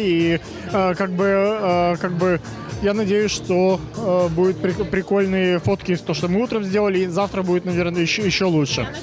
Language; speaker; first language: Russian; native; Russian